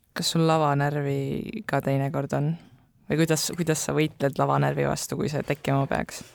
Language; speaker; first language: Estonian; native; Estonian